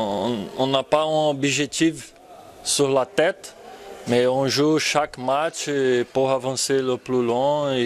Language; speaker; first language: French; non-native, fluent; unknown